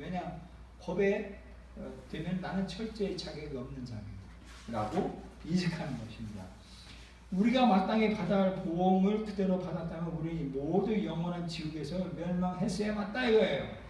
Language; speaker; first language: Korean; native; Korean